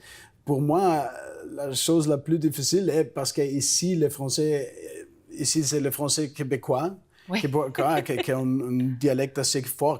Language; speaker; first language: French; non-native, fluent; Italian